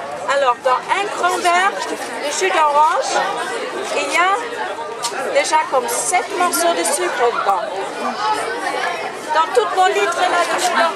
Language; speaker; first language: French; non-native, fluent; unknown